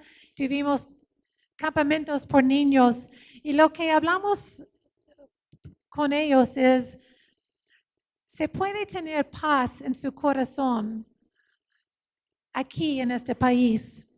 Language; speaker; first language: Spanish; non-native, fluent; English